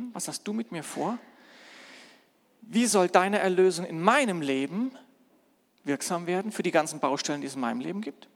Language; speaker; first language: German; native; German